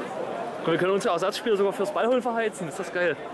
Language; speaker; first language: German; native; German